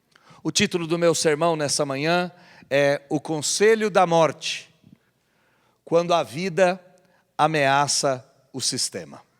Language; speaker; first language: Portuguese; native; Portuguese